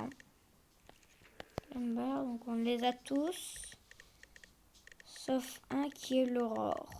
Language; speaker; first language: French; native; French